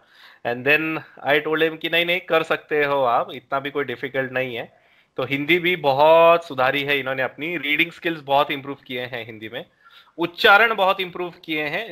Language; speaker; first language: Hindi; native; Hindi